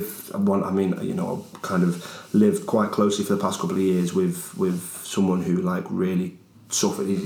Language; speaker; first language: English; native; English